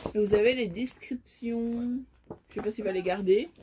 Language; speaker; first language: French; native; French